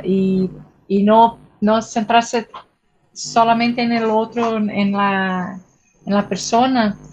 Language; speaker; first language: Spanish; non-native, fluent; Portuguese